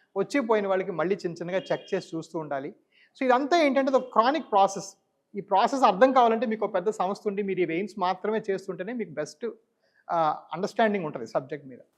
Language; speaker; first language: Telugu; native; Telugu